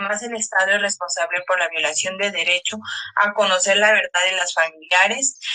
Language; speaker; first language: Spanish; native; Spanish